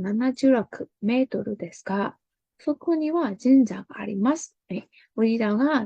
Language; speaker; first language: Japanese; non-native, fluent; Burmese